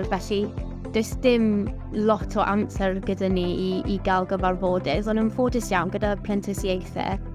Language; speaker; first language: Welsh; non-native, local second language; English